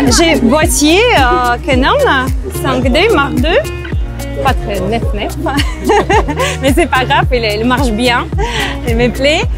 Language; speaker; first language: French; non-native, learner; Russian